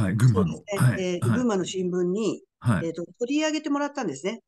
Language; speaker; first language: Japanese; native; Japanese